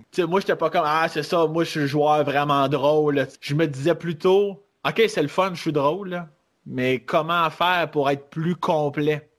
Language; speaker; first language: French; native; French